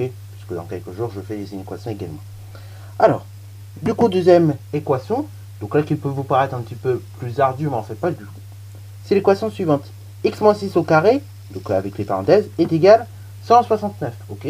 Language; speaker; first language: French; native; French